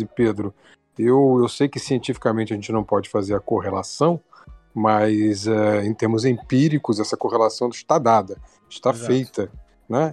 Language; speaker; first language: Portuguese; native; Portuguese